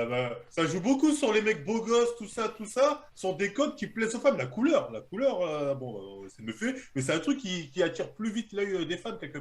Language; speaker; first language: French; native; French